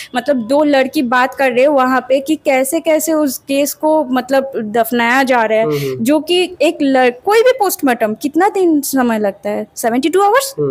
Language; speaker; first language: Hindi; non-native, local second language; Bangla